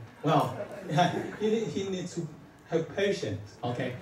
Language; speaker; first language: English; non-native, fluent; Chinese